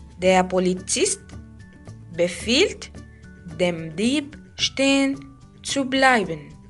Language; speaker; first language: German; non-native, fluent; Arabic